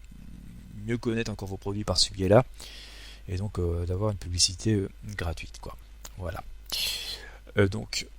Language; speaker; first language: French; native; French